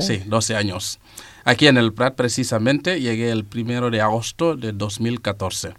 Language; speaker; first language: Spanish; non-native, fluent; Serer